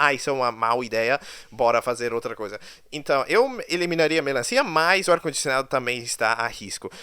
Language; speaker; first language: Portuguese; early bilingual, other home language; English